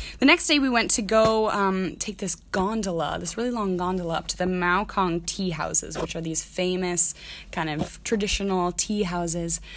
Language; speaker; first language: English; native; English